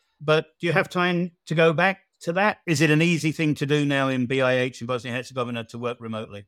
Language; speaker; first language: English; native; English